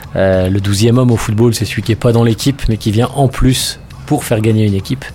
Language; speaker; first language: French; native; French